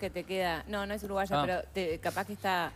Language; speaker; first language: Spanish; native; Spanish